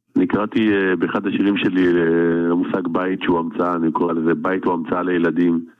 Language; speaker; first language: Hebrew; native; Hebrew